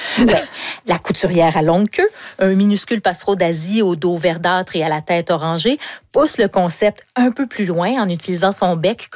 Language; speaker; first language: French; native; French